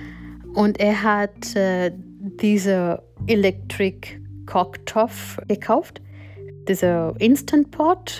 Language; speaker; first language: German; non-native, fluent; Gujarati